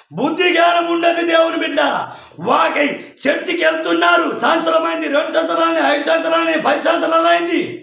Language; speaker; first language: Telugu; non-native, local second language; Koya